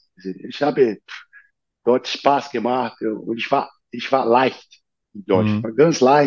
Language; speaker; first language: German; non-native, learner; Portuguese